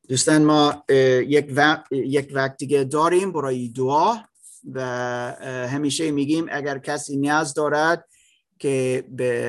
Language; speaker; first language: Persian; non-native, learner; German